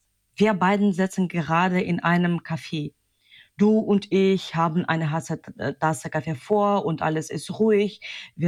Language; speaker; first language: German; non-native, fluent; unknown